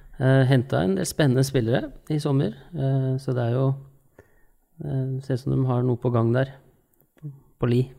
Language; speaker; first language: Norwegian; native; Norwegian